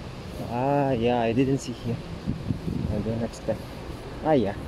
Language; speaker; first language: English; non-native, learner; Indonesian